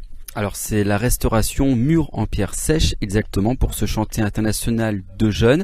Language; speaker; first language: French; native; French